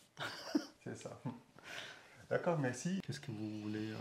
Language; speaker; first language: French; non-native, fluent; German